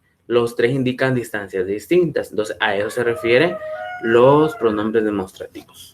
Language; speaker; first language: Spanish; native; Spanish